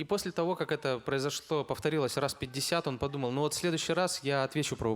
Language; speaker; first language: Russian; native; Russian